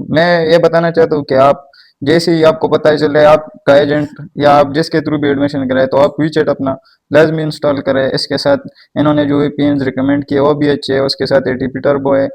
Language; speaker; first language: Urdu; non-native, local second language; Pashto